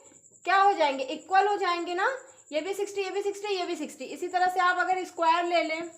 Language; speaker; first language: Hindi; native; Hindi